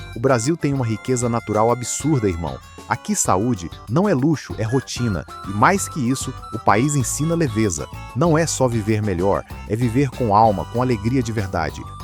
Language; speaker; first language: Portuguese; native; Portuguese